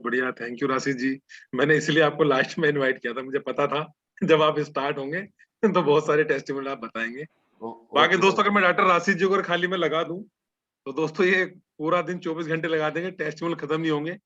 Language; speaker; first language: Hindi; native; Hindi